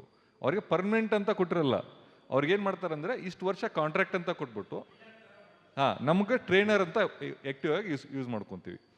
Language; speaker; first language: Kannada; native; Kannada